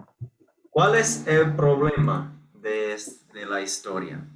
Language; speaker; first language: Spanish; non-native, fluent; English